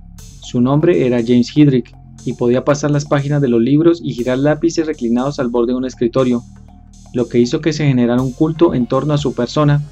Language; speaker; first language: Spanish; native; Spanish